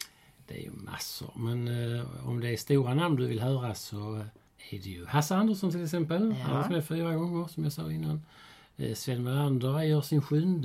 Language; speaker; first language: Swedish; native; Swedish